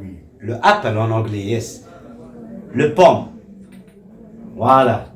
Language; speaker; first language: French; non-native, local second language; Arabic